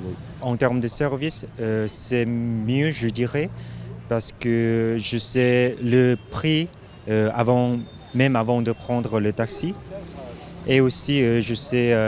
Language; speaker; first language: French; non-native, local second language; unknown